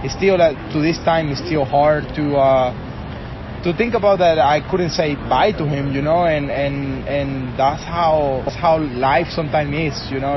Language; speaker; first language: English; non-native, fluent; Spanish